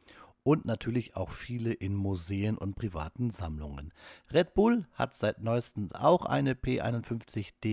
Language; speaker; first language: German; native; German